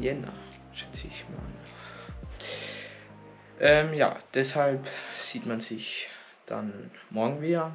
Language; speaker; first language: German; native; German